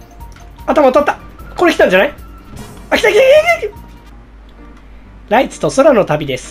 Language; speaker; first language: Japanese; native; Japanese